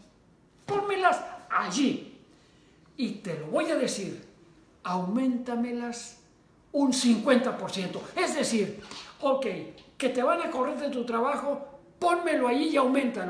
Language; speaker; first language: Spanish; native; Spanish